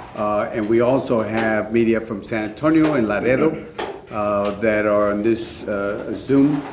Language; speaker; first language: English; early bilingual, other home language; Spanish